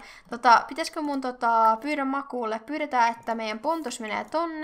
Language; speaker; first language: Finnish; native; Finnish